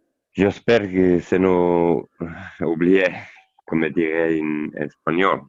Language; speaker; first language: French; non-native, learner; Italian